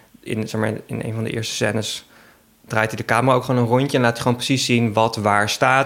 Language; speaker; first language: Dutch; native; Dutch